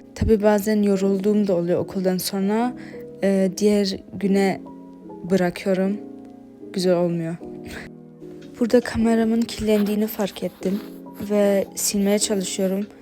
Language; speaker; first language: Turkish; early bilingual, heritage; Turkish